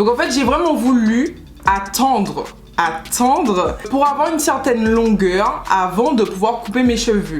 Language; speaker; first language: French; native; French